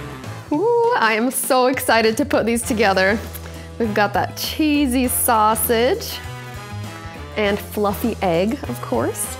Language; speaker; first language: English; native; English